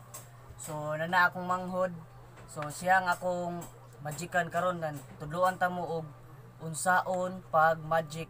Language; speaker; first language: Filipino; non-native, local second language; Cebuano